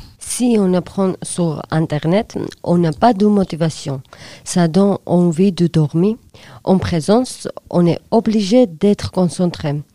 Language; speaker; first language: French; non-native, learner; Georgian